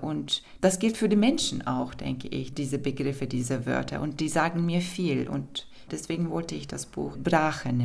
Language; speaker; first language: German; non-native, fluent; Turkish